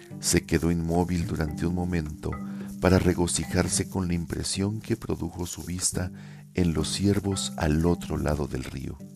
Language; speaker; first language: Spanish; native; Spanish